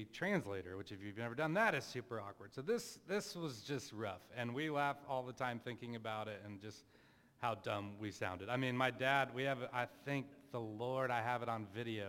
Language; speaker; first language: English; native; English